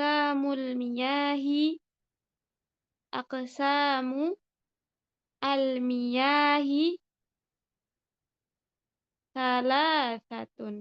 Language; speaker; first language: Arabic; non-native, fluent; Indonesian